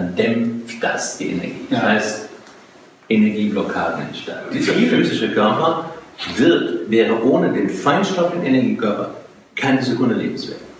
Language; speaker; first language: German; native; German